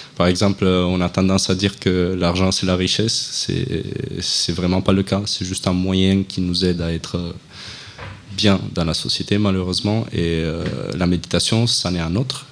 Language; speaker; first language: French; non-native, fluent; Romanian